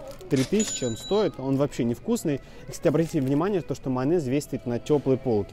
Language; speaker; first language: Russian; native; Russian